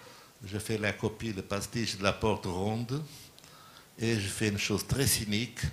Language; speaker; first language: French; non-native, learner; Portuguese